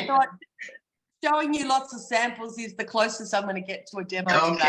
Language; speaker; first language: English; native; English